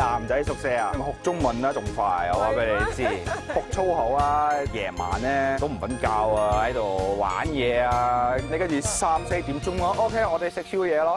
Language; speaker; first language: Cantonese; non-native, fluent; German